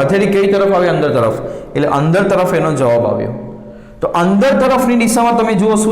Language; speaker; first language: Gujarati; native; Gujarati